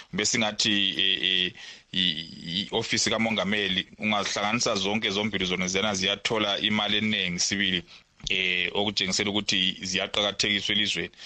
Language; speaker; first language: Zulu; native; Zulu